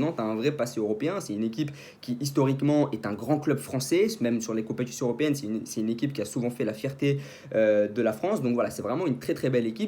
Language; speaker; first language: French; native; French